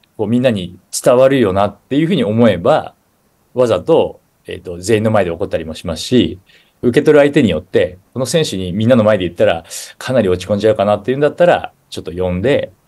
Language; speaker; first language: Japanese; native; Japanese